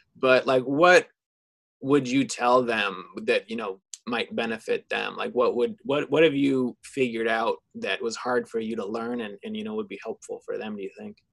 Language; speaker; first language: English; native; English